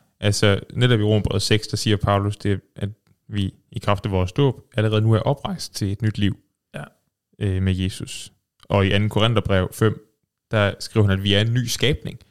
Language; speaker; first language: Danish; native; Danish